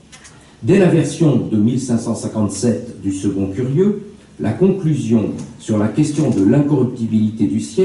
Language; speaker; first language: French; native; French